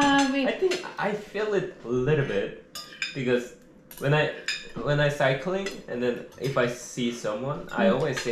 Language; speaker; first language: English; non-native, learner; Korean